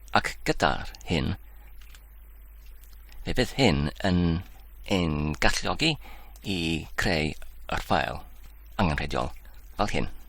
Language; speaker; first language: Welsh; non-native, local second language; English